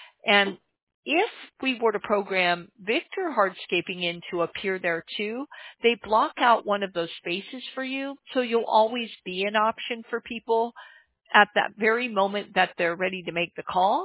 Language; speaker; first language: English; native; English